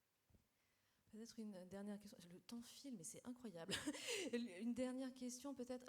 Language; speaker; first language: French; native; French